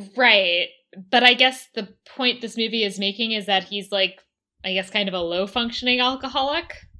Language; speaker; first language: English; native; English